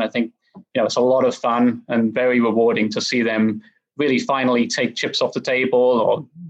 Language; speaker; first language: English; native; English